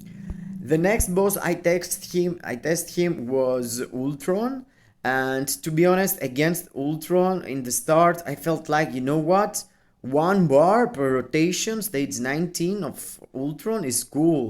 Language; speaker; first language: English; non-native, fluent; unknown